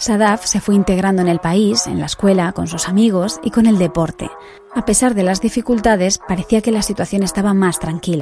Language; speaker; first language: Spanish; native; Spanish